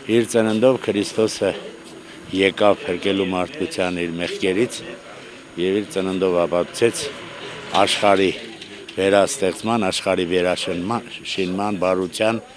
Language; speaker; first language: Armenian; native; Armenian